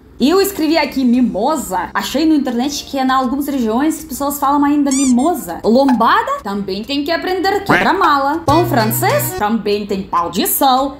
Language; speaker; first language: Portuguese; non-native, fluent; Russian